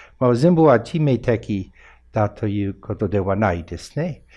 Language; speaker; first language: Japanese; non-native, fluent; English